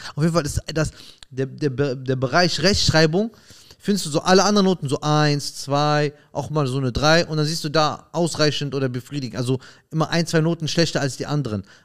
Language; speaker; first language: German; early bilingual, other home language; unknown